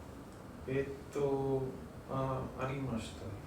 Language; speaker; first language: Japanese; non-native, learner; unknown